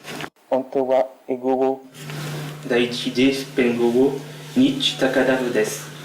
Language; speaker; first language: Japanese; non-native, learner; French